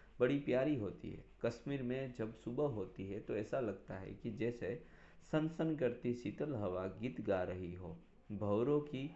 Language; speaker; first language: Hindi; non-native, local second language; Gujarati